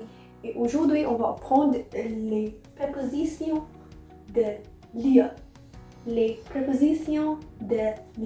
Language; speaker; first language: French; non-native, learner; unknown